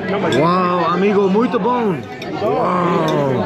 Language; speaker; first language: Portuguese; non-native, learner; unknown